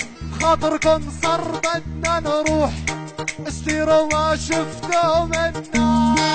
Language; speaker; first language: Arabic; native; Arabic